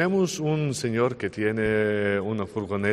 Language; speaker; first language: Spanish; non-native, learner; Ukrainian